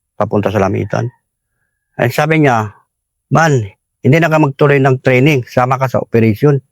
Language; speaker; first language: Filipino; non-native, local second language; Cebuano